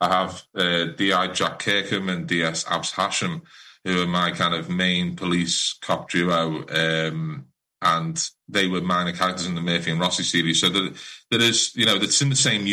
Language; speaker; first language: English; native; English